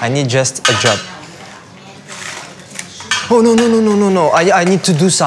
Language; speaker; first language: English; non-native, learner; Russian